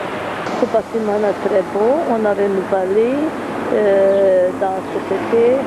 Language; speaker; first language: French; non-native, fluent; Hungarian